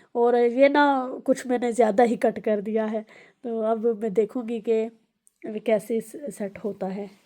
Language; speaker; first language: Urdu; non-native, local second language; Pahari-Potwari